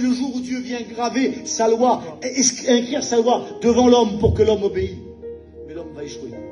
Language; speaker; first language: French; native; French